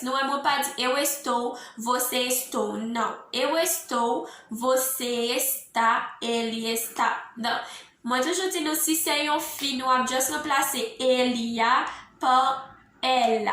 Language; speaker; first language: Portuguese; non-native, learner; Haitian Creole